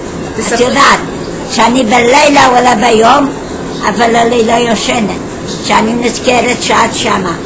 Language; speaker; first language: Hebrew; non-native, fluent; Arabic